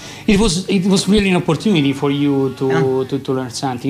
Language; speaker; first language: English; non-native, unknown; Italian